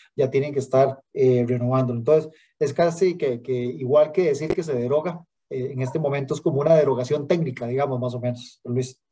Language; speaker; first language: Spanish; native; Spanish